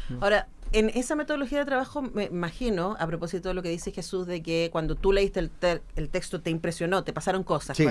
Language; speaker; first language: Spanish; native; Spanish